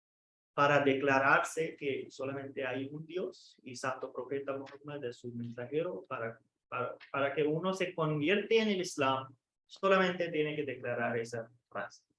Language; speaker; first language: Spanish; non-native, fluent; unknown